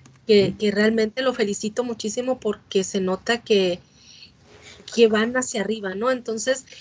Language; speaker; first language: Spanish; native; Spanish